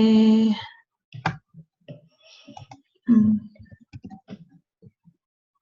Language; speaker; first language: English; non-native, learner; Spanish